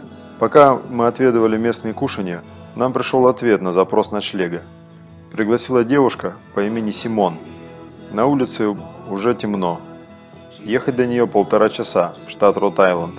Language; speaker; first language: Russian; native; Russian